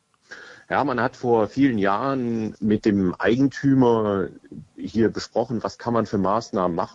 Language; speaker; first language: German; native; German